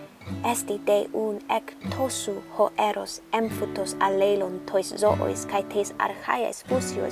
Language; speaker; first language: Greek; non-native, learner; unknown